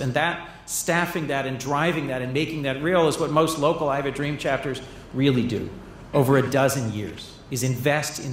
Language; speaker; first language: English; native; English